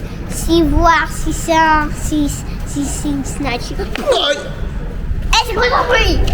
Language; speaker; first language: French; early bilingual, heritage; French